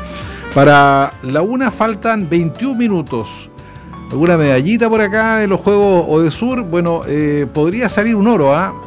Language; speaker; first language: Spanish; native; Spanish